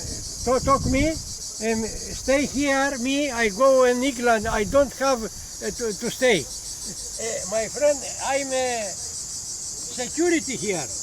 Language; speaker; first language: English; non-native, learner; Greek